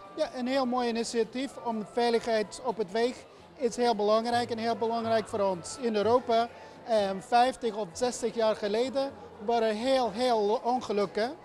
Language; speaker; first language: Dutch; non-native, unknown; English